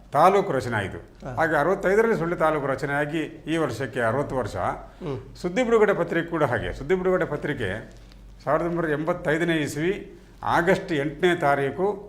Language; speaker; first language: Kannada; native; Kannada